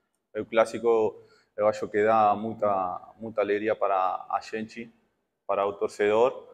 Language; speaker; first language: Portuguese; non-native, fluent; Spanish